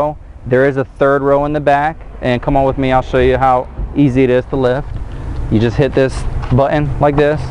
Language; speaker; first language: English; native; English